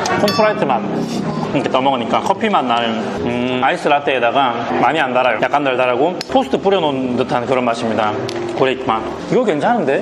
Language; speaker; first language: Korean; native; Korean